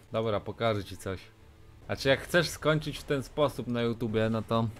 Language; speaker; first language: Polish; native; Polish